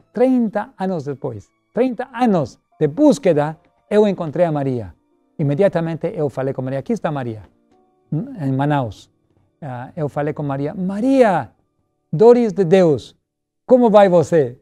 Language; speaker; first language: Portuguese; non-native, learner; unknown